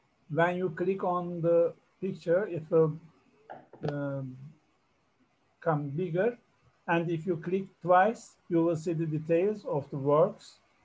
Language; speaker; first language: English; non-native, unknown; Turkish